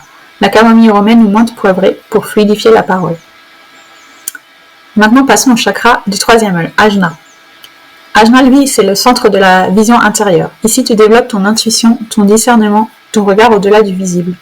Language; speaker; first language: French; native; French